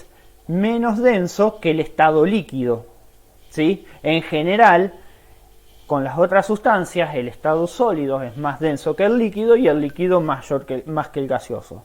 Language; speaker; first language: Spanish; native; Spanish